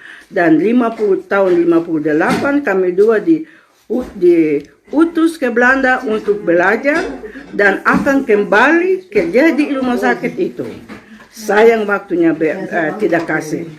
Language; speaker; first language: Indonesian; non-native, local second language; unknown